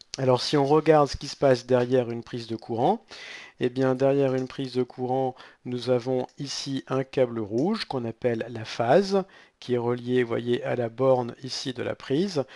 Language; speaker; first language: French; native; French